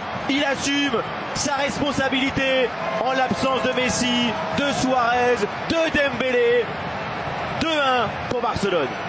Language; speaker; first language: French; native; French